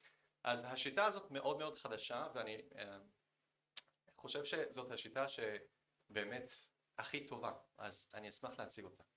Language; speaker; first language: Hebrew; non-native, fluent; Korean